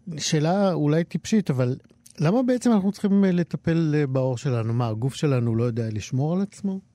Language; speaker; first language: Hebrew; native; Hebrew